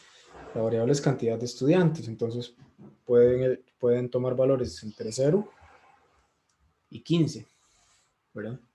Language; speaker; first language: Spanish; native; Spanish